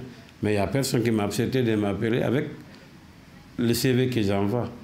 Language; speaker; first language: French; non-native, learner; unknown